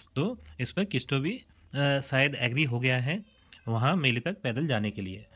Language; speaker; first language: Hindi; native; Hindi